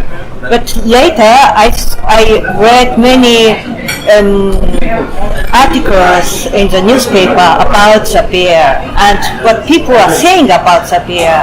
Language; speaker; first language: English; non-native, fluent; Japanese